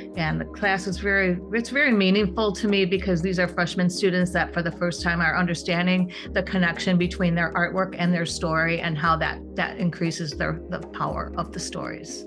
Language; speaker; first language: English; native; English